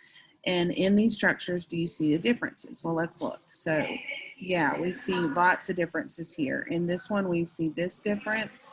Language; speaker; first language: English; native; English